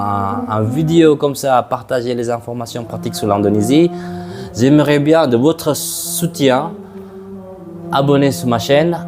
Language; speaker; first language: French; non-native, fluent; Madurese